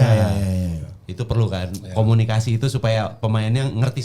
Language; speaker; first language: Indonesian; native; Indonesian